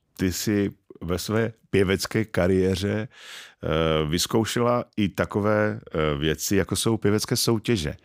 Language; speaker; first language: Czech; native; Czech